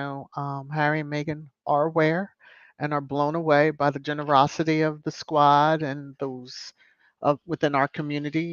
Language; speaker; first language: English; native; English